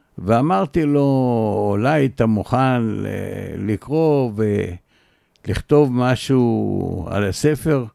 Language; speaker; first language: Hebrew; native; Hebrew